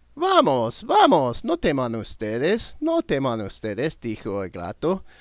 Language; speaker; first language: Spanish; non-native, learner; English